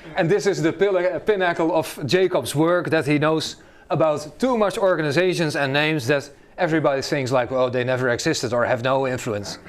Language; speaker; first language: English; non-native, fluent; Dutch